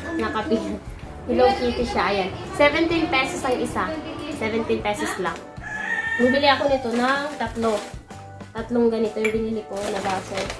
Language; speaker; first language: Filipino; non-native, local second language; Bikol